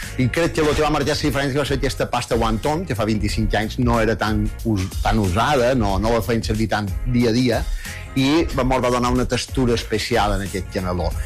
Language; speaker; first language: Catalan; native; Catalan